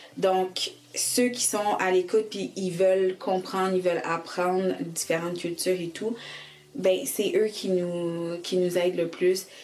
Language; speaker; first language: French; early bilingual, other home language; Haitian Creole